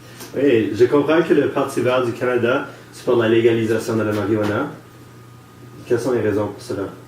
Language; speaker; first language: French; non-native, local second language; English